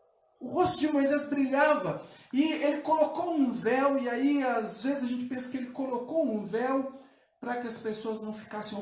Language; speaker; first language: Portuguese; native; Portuguese